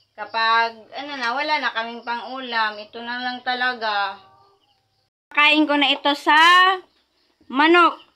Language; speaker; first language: Filipino; non-native, local second language; Masbatenyo